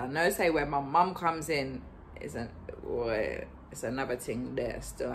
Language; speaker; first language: English; native; English